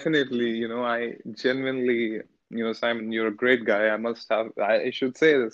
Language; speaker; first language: English; non-native, local second language; Hindi